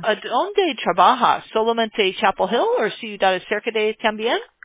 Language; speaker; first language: Spanish; non-native, learner; English